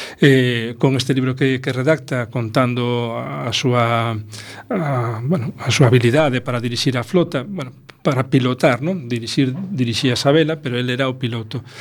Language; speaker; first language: Galician; non-native, local second language; Spanish